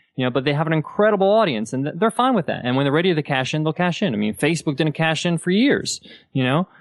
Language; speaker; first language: English; native; English